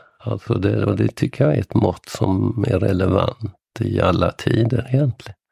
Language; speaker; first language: Swedish; native; Swedish